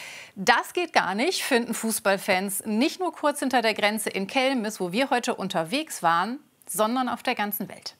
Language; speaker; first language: German; native; German